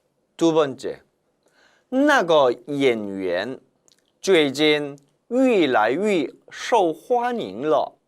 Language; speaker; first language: Chinese; non-native, fluent; Korean